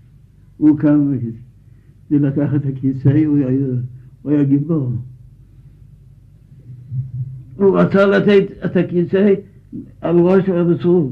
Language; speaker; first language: Hebrew; non-native, fluent; Yiddish